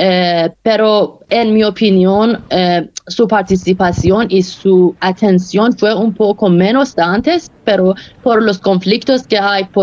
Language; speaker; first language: Spanish; non-native, fluent; Persian